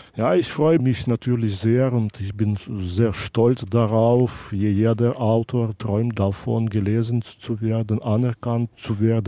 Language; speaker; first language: German; non-native, local second language; Belarusian